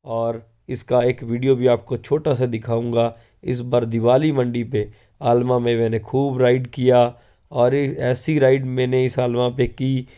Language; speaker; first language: Hindi; non-native, local second language; Punjabi